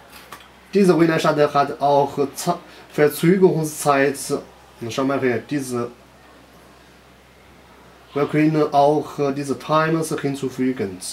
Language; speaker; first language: German; non-native, learner; Chinese